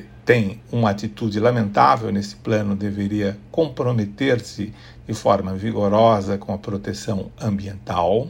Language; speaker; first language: Portuguese; native; Portuguese